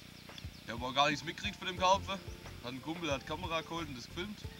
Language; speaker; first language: German; native; German